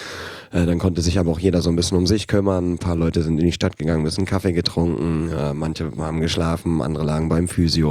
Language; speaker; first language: German; native; German